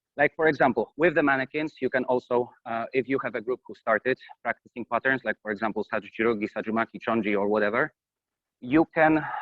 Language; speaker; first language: English; non-native, fluent; Polish